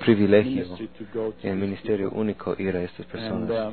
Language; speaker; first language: Spanish; non-native, learner; English